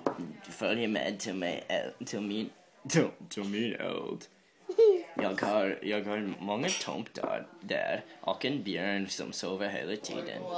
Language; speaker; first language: Swedish; non-native, learner; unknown